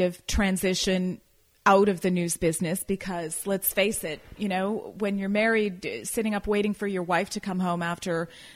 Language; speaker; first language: English; native; English